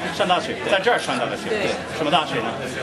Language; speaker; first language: Chinese; non-native, fluent; English